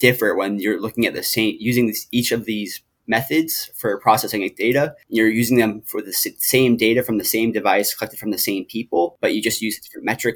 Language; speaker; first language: English; native; English